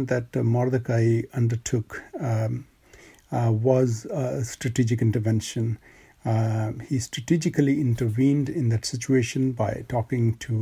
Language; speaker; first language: English; non-native, local second language; Urdu